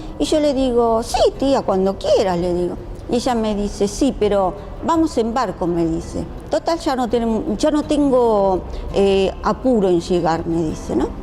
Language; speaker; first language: Spanish; early bilingual, other home language; Japanese